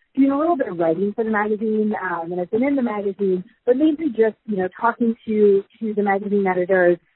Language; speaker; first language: English; native; English